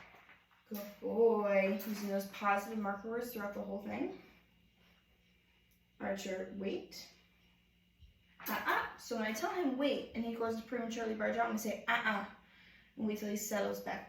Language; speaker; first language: English; native; English